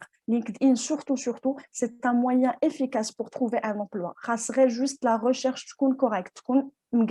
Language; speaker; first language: French; non-native, local second language; Arabic